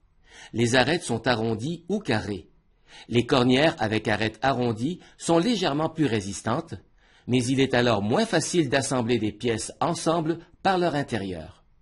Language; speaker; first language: French; native; French